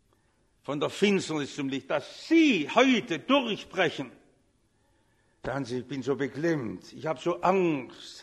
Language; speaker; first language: German; native; German